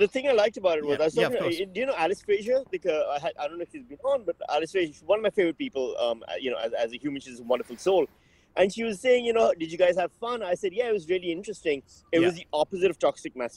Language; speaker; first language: English; non-native, local second language; Urdu